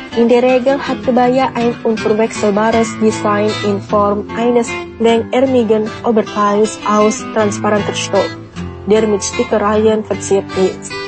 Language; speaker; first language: German; non-native, fluent; Indonesian